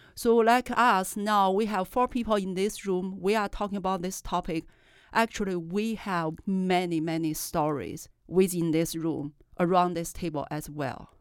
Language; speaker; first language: English; non-native, fluent; Chinese